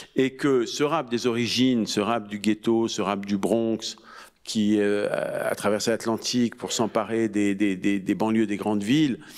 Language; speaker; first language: French; native; French